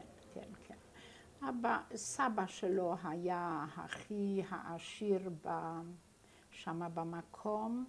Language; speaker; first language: Hebrew; non-native, fluent; Yiddish